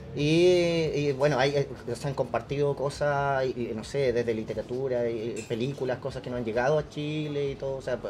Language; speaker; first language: Spanish; native; Spanish